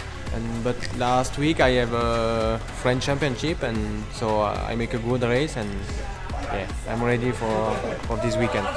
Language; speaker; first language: English; non-native, learner; French